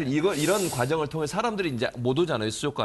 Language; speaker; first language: Korean; native; Korean